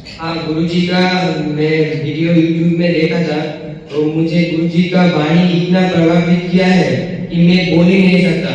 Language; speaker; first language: Hindi; non-native, local second language; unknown